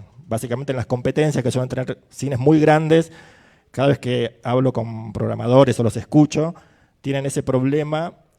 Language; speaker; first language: Spanish; native; Spanish